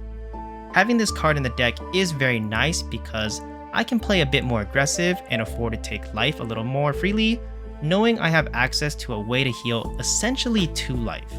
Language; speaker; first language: English; native; English